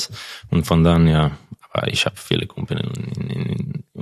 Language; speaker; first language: German; non-native, learner; Croatian